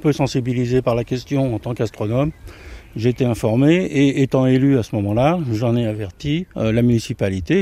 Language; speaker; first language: French; native; French